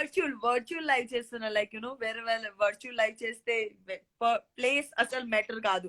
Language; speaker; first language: Telugu; non-native, local second language; Gujarati